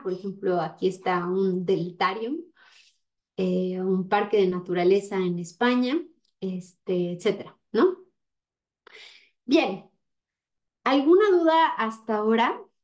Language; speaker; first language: Spanish; native; Spanish